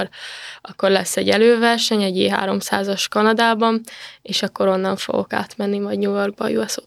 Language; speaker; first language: Hungarian; native; Hungarian